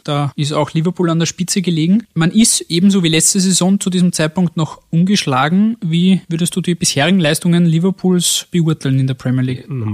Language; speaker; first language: German; native; German